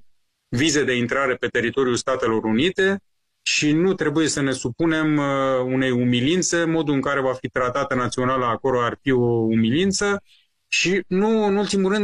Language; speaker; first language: Romanian; non-native, fluent; Persian